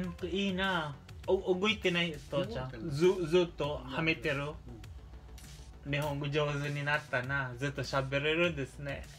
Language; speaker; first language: Japanese; non-native, local second language; Filipino